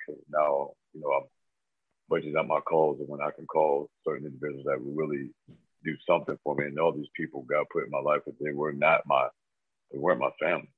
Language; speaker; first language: English; native; English